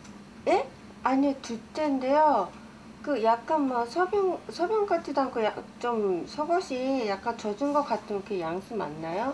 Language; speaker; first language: Korean; non-native, fluent; Japanese